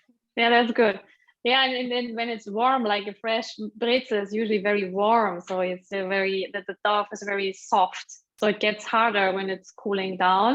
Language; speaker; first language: English; non-native, fluent; German